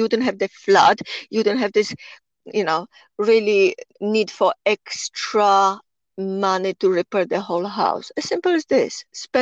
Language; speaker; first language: English; non-native, fluent; Polish